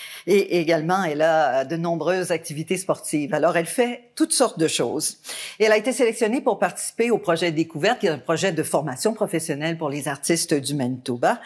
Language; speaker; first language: French; native; French